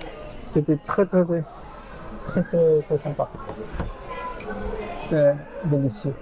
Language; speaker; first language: French; non-native, fluent; Spanish